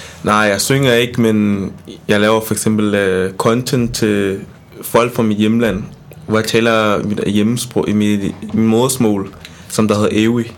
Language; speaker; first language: Danish; non-native, fluent; Ewe